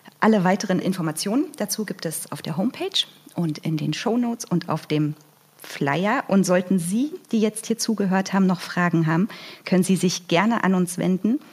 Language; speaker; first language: German; native; German